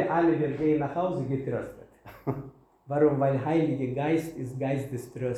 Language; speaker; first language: German; non-native, learner; Russian